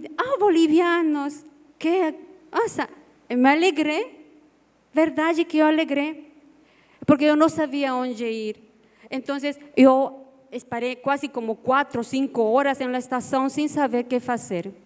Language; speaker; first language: Portuguese; non-native, learner; Spanish